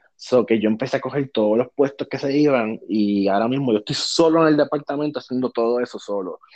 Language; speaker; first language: Spanish; native; Spanish